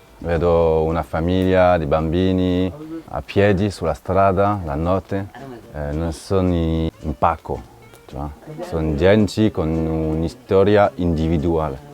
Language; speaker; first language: Italian; non-native, learner; French